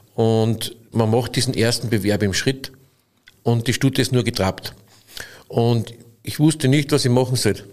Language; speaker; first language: German; native; German